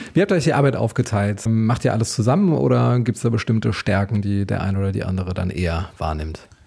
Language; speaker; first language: German; native; German